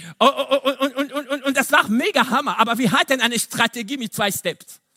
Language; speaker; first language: German; non-native, fluent; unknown